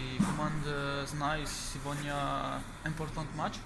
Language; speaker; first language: Russian; non-native, learner; French